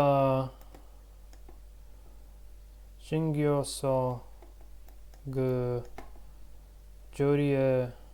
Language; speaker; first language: Korean; non-native, learner; Russian